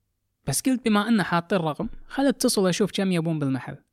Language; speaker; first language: Arabic; native; Arabic